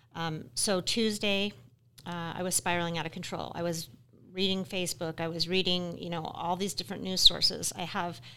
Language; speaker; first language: English; native; English